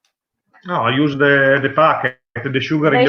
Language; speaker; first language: English; non-native, learner; Italian